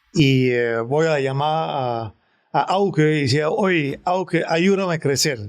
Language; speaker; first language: Spanish; non-native, fluent; Danish